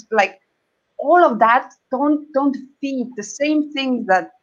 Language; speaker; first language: English; non-native, fluent; Estonian